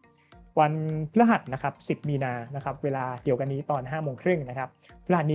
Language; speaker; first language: Thai; native; Thai